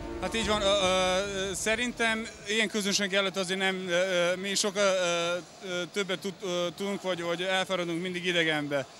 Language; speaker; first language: Hungarian; non-native, fluent; Serbian